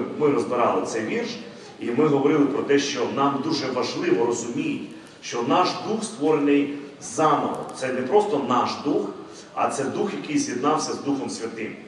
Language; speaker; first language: Ukrainian; non-native, local second language; Russian